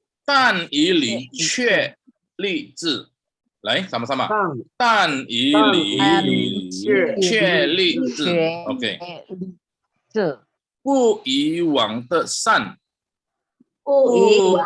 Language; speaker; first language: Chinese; early bilingual, heritage; Chinese